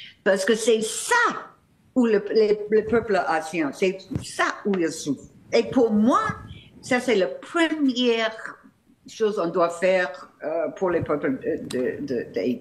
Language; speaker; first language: French; non-native, fluent; English